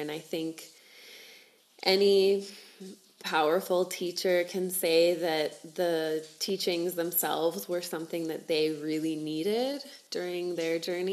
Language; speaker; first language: English; native; English